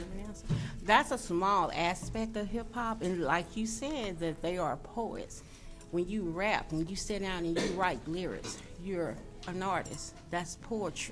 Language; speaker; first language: English; native; English